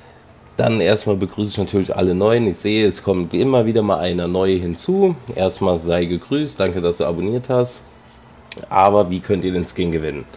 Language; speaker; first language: German; native; German